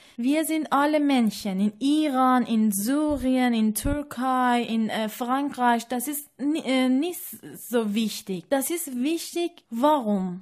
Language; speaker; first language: German; non-native, learner; Persian